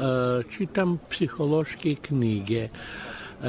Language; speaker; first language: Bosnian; non-native, learner; Russian